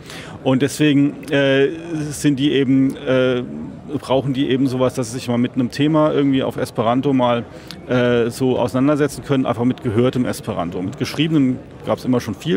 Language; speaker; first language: German; native; German